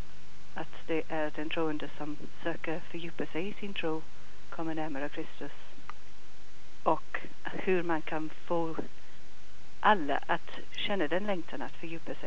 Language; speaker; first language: Swedish; non-native, fluent; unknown